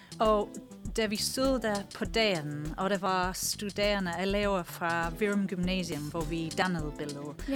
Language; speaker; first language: Danish; non-native, fluent; English